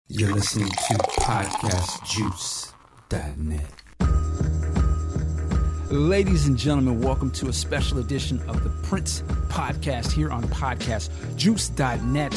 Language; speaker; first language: English; native; English